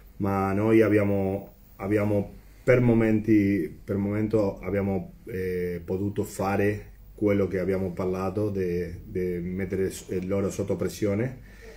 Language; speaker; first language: Italian; non-native, fluent; Spanish